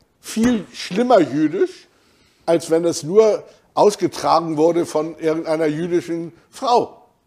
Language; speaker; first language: German; native; German